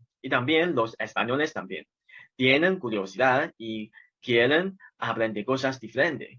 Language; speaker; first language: Spanish; non-native, fluent; Chinese